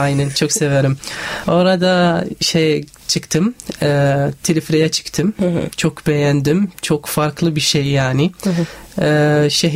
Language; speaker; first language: Turkish; non-native, learner; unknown